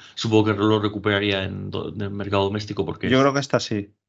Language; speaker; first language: Spanish; native; Spanish